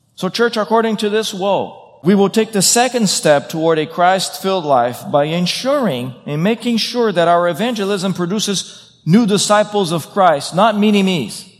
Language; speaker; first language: English; non-native, fluent; Portuguese